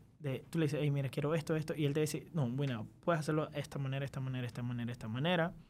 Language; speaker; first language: Spanish; early bilingual, other home language; Chinese